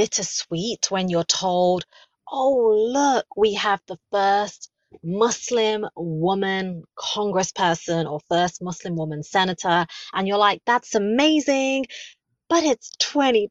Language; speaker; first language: English; native; English